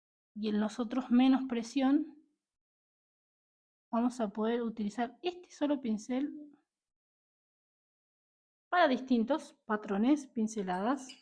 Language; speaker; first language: Spanish; native; Spanish